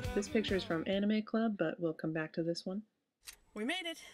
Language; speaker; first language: English; native; English